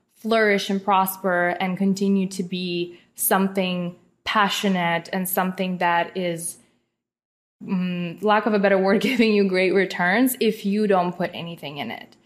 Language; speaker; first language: English; non-native, fluent; Russian